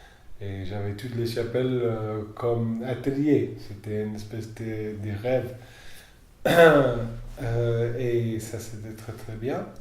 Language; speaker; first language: French; non-native, fluent; English